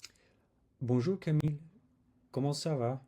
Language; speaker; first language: French; non-native, learner; English